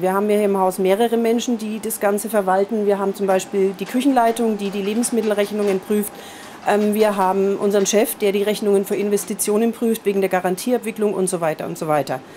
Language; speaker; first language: German; native; German